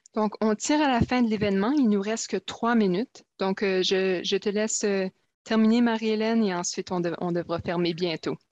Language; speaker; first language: French; native; French